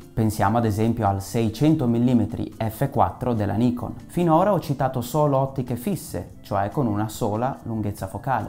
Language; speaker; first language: Italian; native; Italian